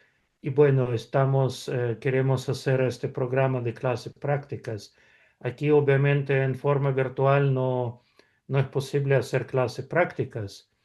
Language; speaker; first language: Spanish; non-native, fluent; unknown